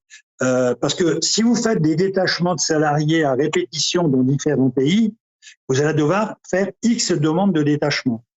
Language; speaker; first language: French; native; French